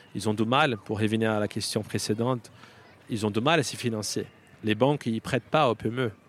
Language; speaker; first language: French; non-native, fluent; Portuguese